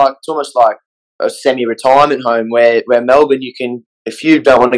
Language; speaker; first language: English; native; English